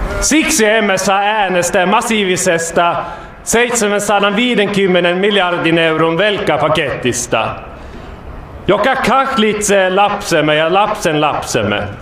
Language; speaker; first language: Finnish; non-native, fluent; Swedish